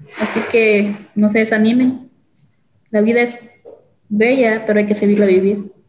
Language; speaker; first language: Spanish; native; Spanish